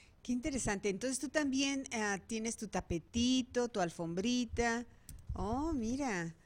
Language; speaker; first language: Spanish; native; Spanish